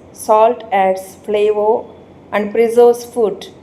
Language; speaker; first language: English; non-native, local second language; Telugu